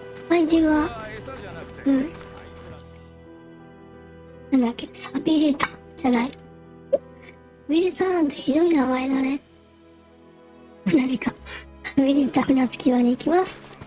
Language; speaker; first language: Japanese; native; Japanese